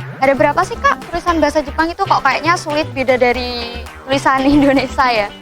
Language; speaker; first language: Indonesian; native; Indonesian